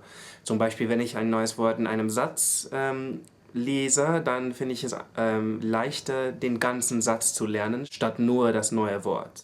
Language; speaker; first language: German; non-native, fluent; English